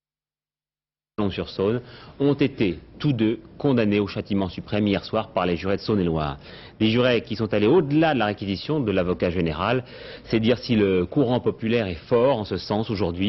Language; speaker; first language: French; native; French